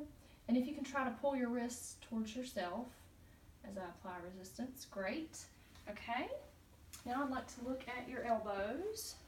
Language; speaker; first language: English; native; English